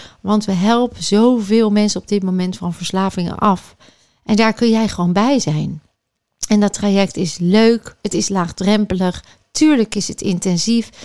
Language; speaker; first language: Dutch; native; Dutch